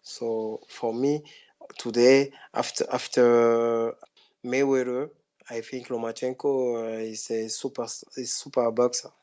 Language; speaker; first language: English; non-native, fluent; French